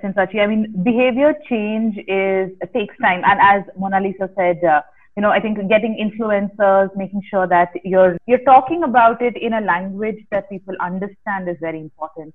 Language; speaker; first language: English; non-native, local second language; Kannada